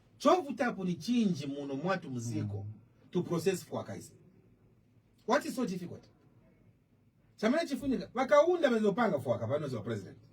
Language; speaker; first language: Nyanja; non-native, local second language; Bemba